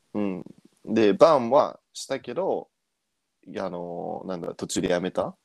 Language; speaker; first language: Japanese; early bilingual, other home language; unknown